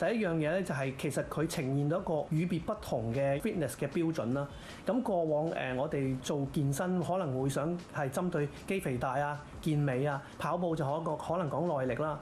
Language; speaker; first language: Cantonese; native; Cantonese